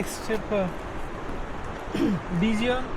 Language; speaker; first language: English; non-native, local second language; Telugu